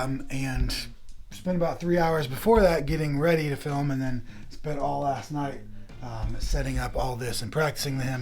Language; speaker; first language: English; native; English